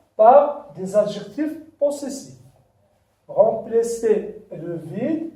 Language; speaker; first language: French; non-native, local second language; Arabic